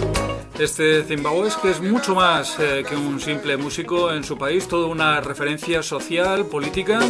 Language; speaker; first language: Spanish; native; Spanish